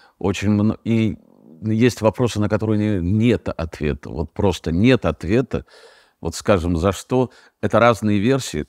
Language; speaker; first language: Russian; native; Russian